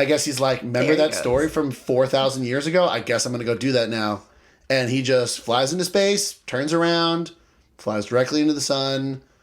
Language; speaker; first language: English; native; English